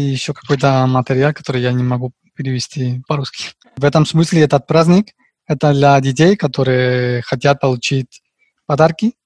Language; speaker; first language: Russian; non-native, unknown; Spanish